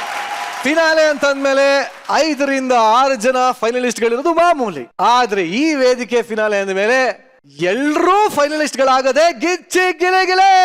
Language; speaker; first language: Kannada; native; Kannada